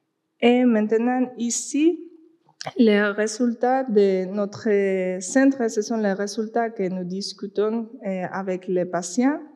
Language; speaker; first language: French; non-native, fluent; Spanish